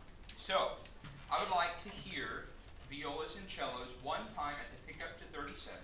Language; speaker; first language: English; native; English